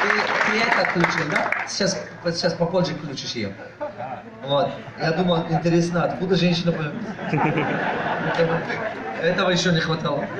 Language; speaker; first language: Russian; non-native, fluent; Tajik